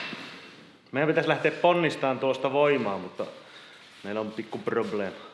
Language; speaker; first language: Finnish; native; Finnish